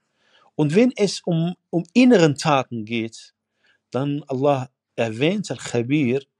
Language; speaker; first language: German; non-native, fluent; Arabic